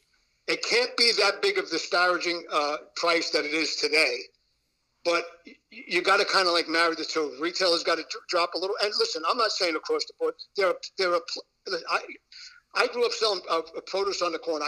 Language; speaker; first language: English; native; English